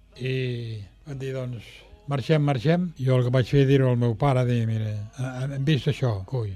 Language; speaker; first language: Catalan; native; Catalan